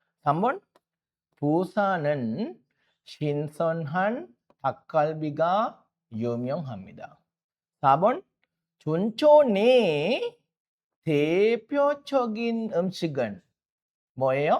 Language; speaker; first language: Korean; non-native, fluent; Sinhala